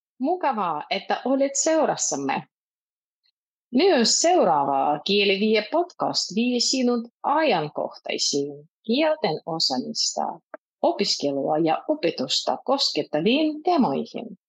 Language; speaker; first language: Finnish; non-native, fluent; Russian